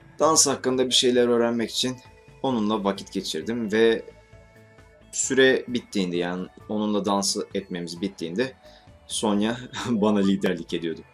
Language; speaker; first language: Turkish; native; Turkish